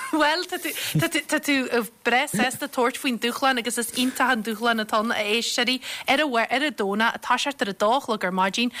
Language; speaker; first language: Irish; native; Irish